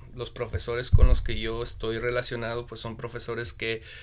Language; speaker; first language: Spanish; native; Spanish